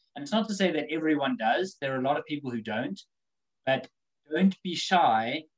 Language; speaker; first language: English; native; English